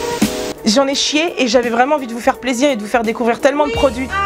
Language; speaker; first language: French; native; French